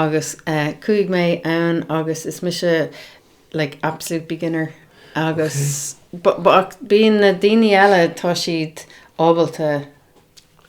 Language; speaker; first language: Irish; non-native, learner; English